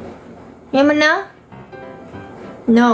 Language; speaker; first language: Indonesian; non-native, learner; Vietnamese